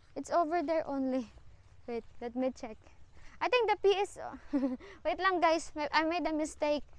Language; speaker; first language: English; non-native, local second language; Cebuano